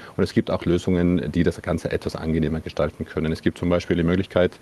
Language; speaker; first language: German; native; German